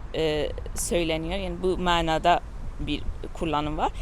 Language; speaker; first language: Turkish; non-native, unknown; Persian